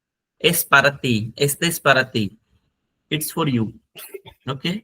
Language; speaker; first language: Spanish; non-native, fluent; Hindi